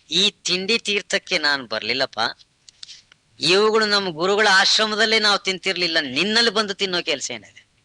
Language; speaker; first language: Kannada; non-native, local second language; Telugu